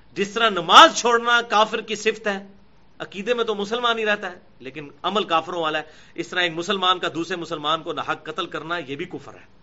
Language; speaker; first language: Urdu; non-native, local second language; Punjabi